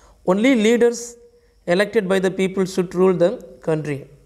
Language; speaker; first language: English; non-native, local second language; Tamil